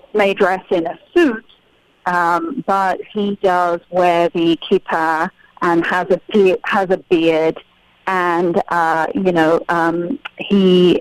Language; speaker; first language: English; native; English